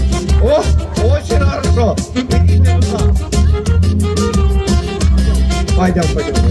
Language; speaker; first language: Russian; non-native, fluent; Estonian